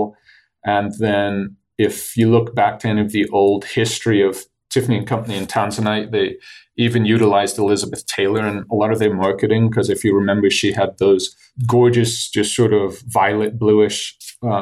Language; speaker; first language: English; native; English